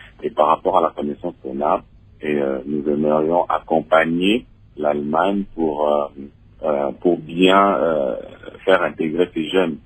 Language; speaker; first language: French; non-native, local second language; Lingala